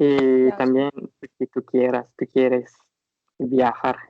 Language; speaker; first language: Spanish; non-native, learner; Turkish